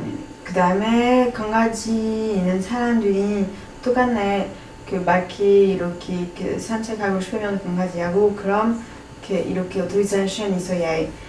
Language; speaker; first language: Korean; non-native, learner; French